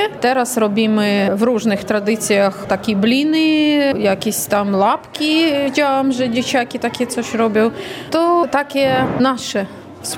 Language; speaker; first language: Polish; non-native, learner; Ukrainian